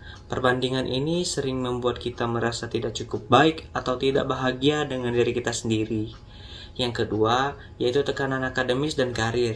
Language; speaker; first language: Indonesian; native; Indonesian